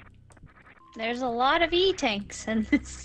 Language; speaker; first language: English; native; English